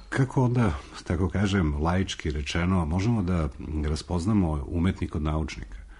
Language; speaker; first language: Serbian; native; Serbian